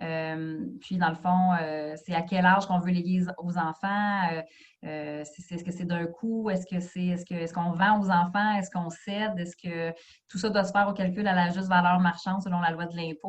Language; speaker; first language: French; native; French